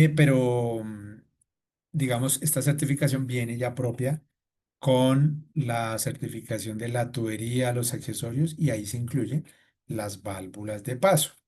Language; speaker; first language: Spanish; native; Spanish